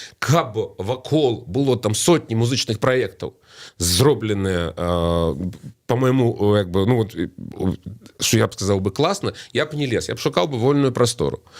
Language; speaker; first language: Belarusian; native; Belarusian